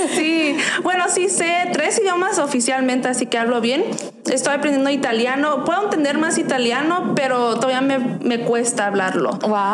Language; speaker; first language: Spanish; early bilingual, heritage; Spanish